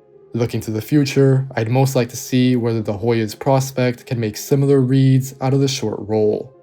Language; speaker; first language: English; native; English